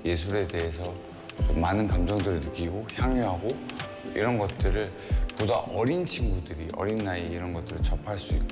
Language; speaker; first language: Korean; native; Korean